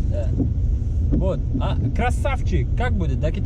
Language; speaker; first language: Russian; non-native, fluent; Tajik